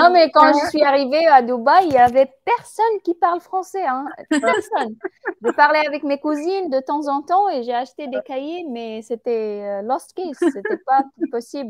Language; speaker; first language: French; non-native, fluent; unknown